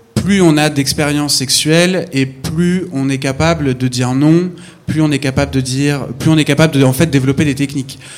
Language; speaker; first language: French; native; French